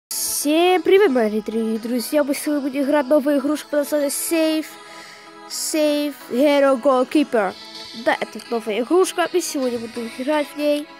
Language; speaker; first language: Russian; non-native, fluent; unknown